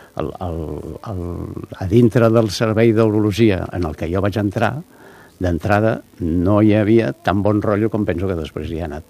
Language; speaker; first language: Catalan; native; Catalan